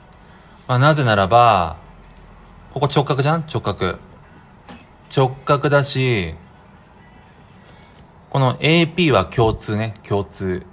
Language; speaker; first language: Japanese; native; Japanese